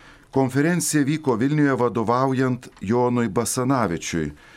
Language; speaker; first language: Lithuanian; native; Lithuanian